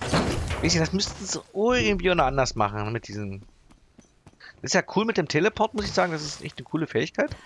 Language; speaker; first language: German; native; German